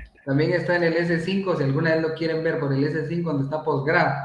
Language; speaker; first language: Spanish; native; Spanish